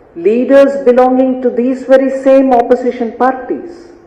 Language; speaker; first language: English; non-native, local second language; Tamil